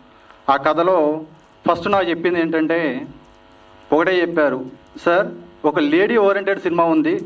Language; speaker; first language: Telugu; native; Telugu